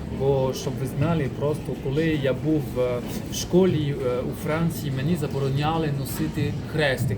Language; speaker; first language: Ukrainian; non-native, fluent; French